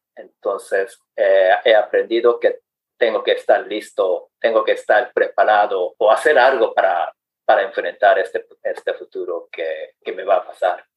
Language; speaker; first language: Spanish; non-native, fluent; Japanese